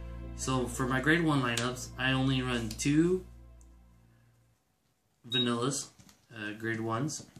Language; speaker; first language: English; native; English